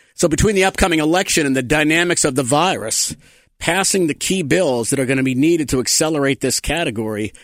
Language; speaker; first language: English; native; English